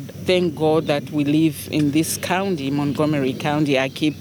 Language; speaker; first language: English; non-native, local second language; Shona